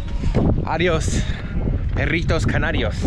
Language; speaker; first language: Spanish; non-native, fluent; English